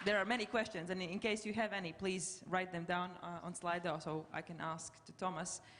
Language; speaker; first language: English; non-native, fluent; Latvian